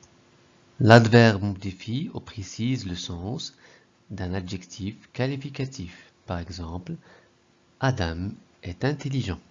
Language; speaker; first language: French; non-native, local second language; Arabic